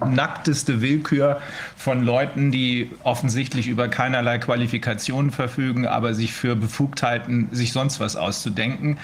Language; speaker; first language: German; native; German